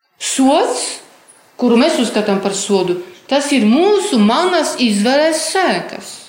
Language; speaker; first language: Latvian; non-native, fluent; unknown